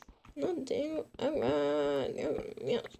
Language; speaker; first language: Spanish; non-native, learner; English